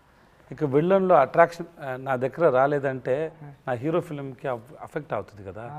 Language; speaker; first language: Telugu; non-native, learner; Tamil